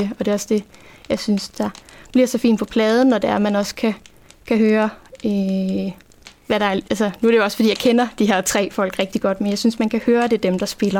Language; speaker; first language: Danish; native; Danish